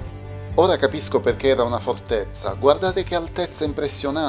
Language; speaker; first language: Italian; native; Italian